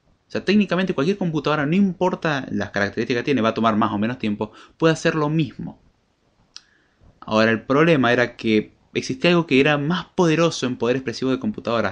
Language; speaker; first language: Spanish; native; Spanish